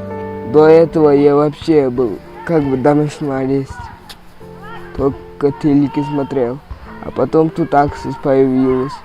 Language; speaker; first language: Russian; non-native, local second language; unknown